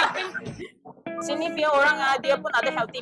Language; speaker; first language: Malay; non-native, local second language; Chinese